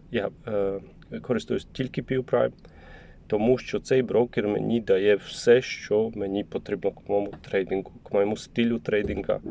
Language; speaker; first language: Ukrainian; non-native, learner; Polish